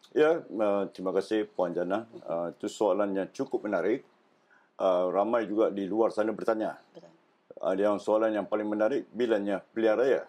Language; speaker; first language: Malay; native; Malay